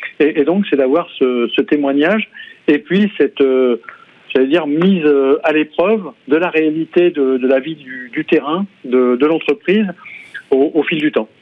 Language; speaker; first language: French; native; French